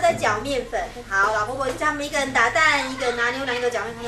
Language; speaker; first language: Chinese; native; Chinese